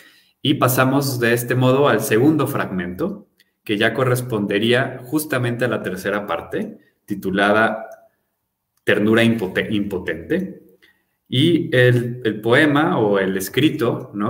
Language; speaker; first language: Spanish; native; Spanish